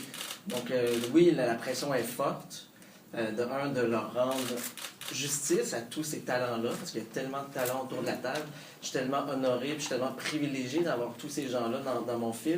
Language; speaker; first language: French; native; French